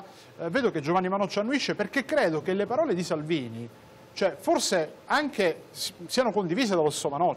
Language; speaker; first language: Italian; native; Italian